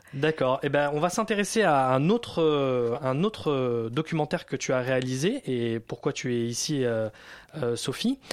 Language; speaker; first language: French; native; French